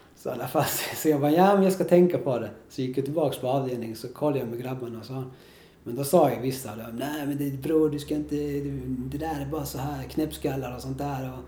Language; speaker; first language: Swedish; early bilingual, other home language; Spanish